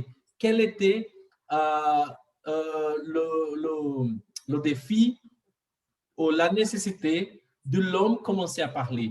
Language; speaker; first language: French; non-native, fluent; Portuguese